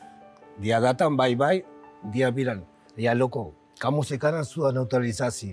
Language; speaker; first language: Indonesian; non-native, learner; Spanish